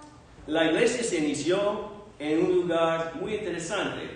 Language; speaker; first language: Spanish; non-native, fluent; English